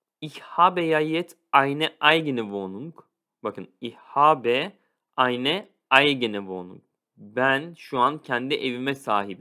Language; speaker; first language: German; non-native, fluent; Turkish